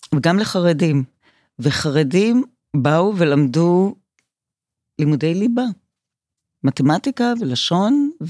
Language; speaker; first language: Hebrew; native; Hebrew